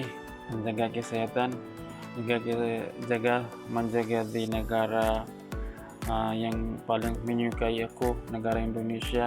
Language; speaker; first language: Indonesian; non-native, learner; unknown